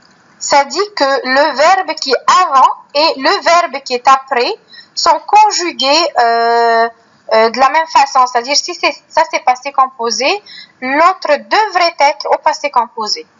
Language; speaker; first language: French; non-native, fluent; Arabic